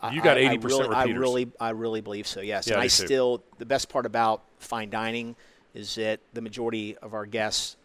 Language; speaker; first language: English; native; English